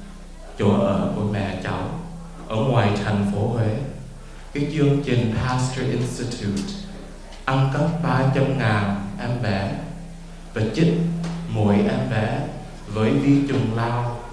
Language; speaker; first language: Vietnamese; early bilingual, heritage; Vietnamese